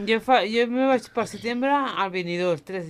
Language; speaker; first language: Catalan; non-native, local second language; Spanish